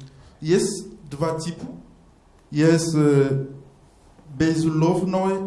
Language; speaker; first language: Russian; non-native, learner; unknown